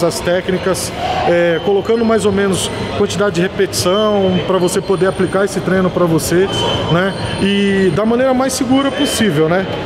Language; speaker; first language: Portuguese; native; Portuguese